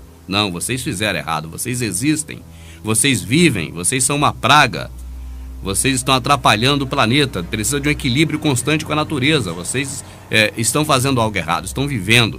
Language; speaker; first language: Portuguese; native; Portuguese